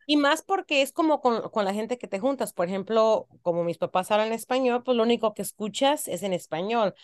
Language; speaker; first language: Spanish; early bilingual, heritage; Spanish